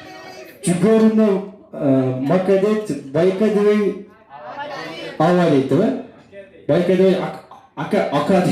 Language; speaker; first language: Russian; non-native, local second language; Kyrgyz